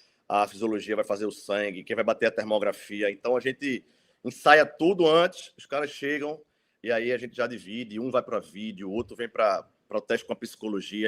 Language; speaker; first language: Portuguese; native; Portuguese